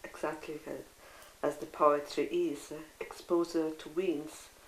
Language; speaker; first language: English; non-native, fluent; Italian